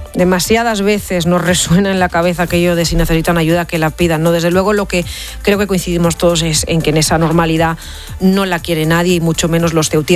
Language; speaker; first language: Spanish; native; Spanish